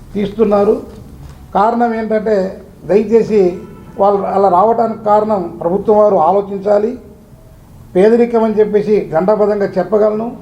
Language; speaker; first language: Telugu; non-native, local second language; Lambadi